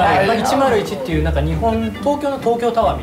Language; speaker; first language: Japanese; native; Japanese